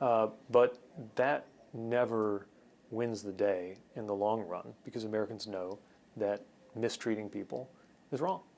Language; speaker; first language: English; native; English